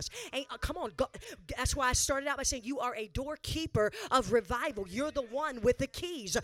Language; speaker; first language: English; native; English